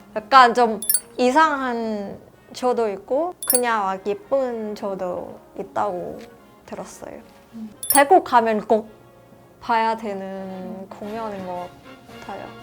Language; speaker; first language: Korean; non-native, fluent; Thai